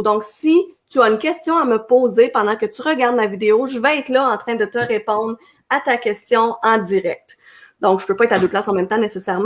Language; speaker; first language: French; native; French